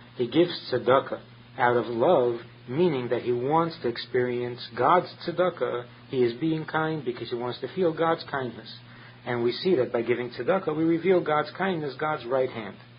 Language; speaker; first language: English; native; English